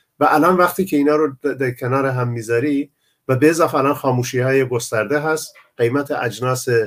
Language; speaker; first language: Persian; non-native, local second language; Central Kurdish